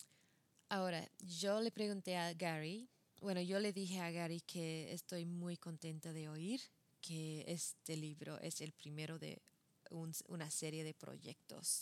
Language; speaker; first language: Spanish; non-native, fluent; English